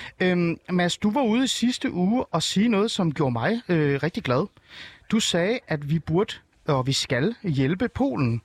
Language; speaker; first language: Danish; early bilingual, other home language; Persian